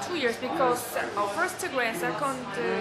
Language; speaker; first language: English; non-native, learner; Korean